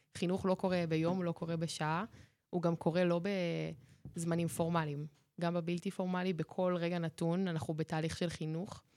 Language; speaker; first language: Hebrew; native; Hebrew